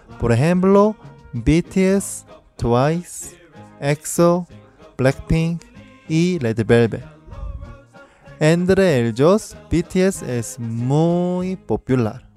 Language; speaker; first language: Spanish; non-native, learner; Korean